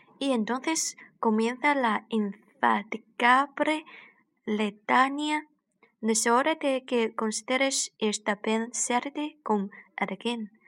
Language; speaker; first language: Spanish; non-native, learner; Chinese